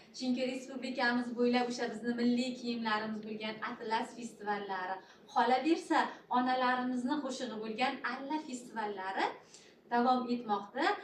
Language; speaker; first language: Uzbek; native; Uzbek